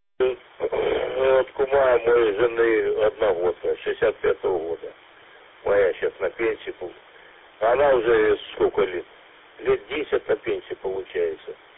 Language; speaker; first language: Russian; native; Russian